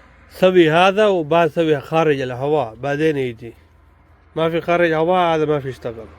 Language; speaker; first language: Arabic; non-native, learner; Urdu